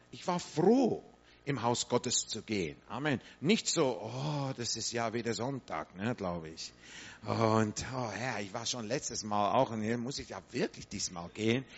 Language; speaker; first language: German; non-native, fluent; English